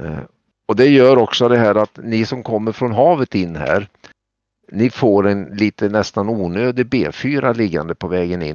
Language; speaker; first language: Swedish; native; Swedish